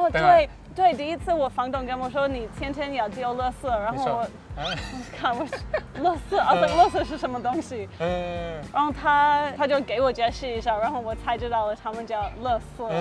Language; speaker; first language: Chinese; non-native, fluent; English